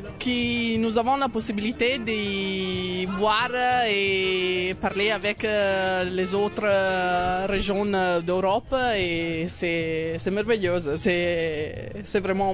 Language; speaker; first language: French; non-native, learner; Italian